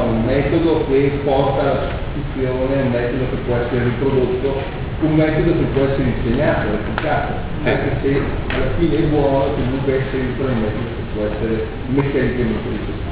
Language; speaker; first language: Italian; native; Italian